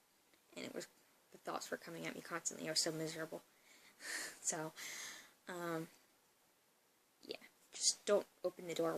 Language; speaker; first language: English; native; English